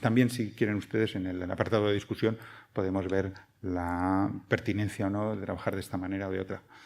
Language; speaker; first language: Spanish; native; Spanish